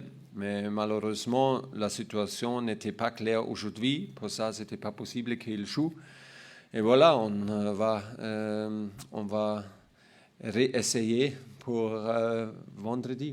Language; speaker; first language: French; non-native, learner; German